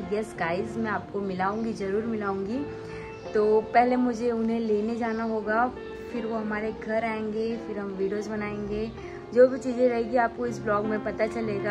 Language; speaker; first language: Hindi; native; Hindi